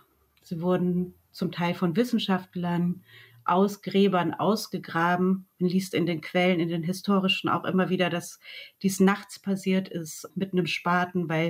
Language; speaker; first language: German; native; German